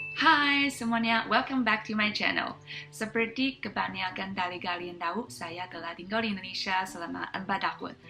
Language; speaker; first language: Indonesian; non-native, fluent; Chinese